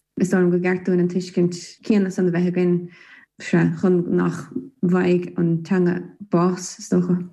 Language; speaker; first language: Irish; native; Irish